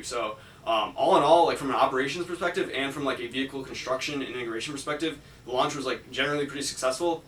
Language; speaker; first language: English; native; English